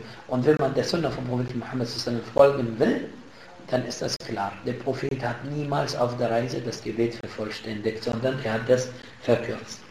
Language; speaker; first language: German; non-native, fluent; Arabic